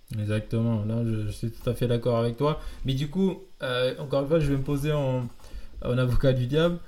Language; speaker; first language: French; native; French